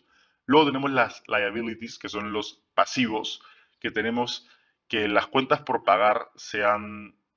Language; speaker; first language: Spanish; native; Spanish